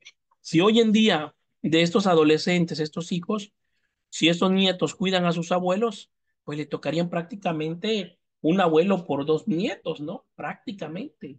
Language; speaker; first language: Spanish; native; Spanish